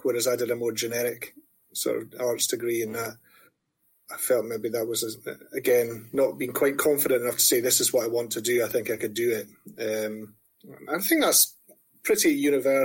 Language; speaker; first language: English; native; English